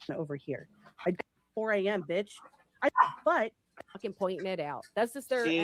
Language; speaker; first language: English; native; English